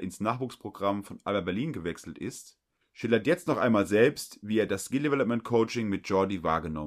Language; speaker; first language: German; native; German